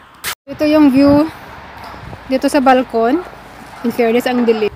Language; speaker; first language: Filipino; non-native, local second language; Hiligaynon